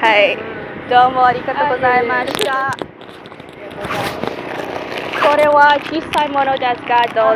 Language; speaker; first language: Japanese; non-native, learner; English